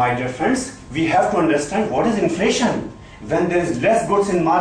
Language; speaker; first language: English; non-native, local second language; Hindi